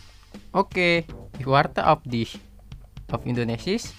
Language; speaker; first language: German; non-native, fluent; Indonesian